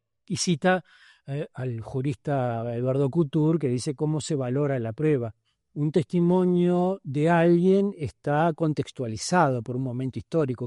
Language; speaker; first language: Spanish; native; Spanish